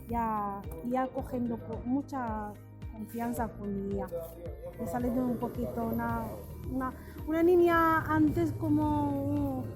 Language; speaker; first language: Spanish; non-native, learner; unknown